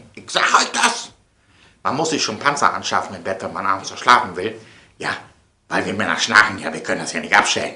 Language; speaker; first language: German; native; German